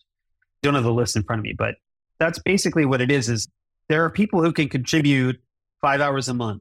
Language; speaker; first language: English; native; English